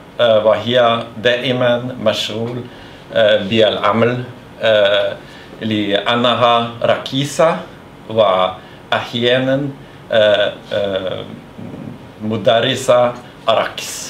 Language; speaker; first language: Arabic; non-native, learner; Norwegian